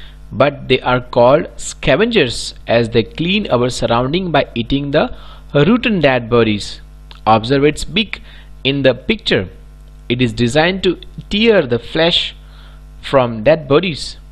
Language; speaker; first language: English; non-native, local second language; Gujarati